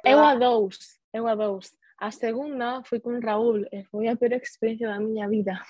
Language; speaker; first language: Galician; non-native, local second language; Spanish